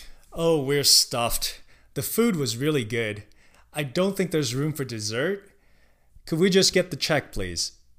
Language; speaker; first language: English; non-native, fluent; Chinese